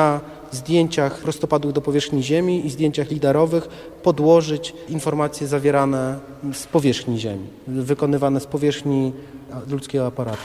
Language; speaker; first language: Polish; native; Polish